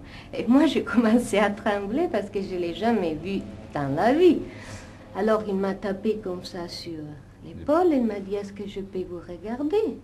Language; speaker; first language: French; non-native, fluent; Italian